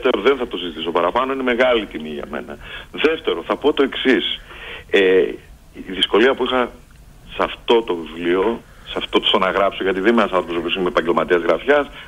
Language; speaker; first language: Greek; native; Greek